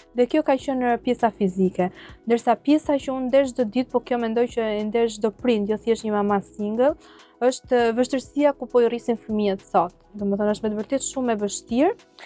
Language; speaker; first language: Albanian; native; Albanian